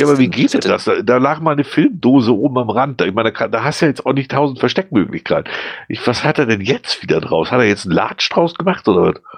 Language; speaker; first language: German; native; German